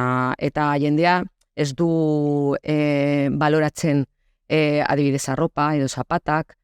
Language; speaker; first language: Basque; non-native, local second language; Spanish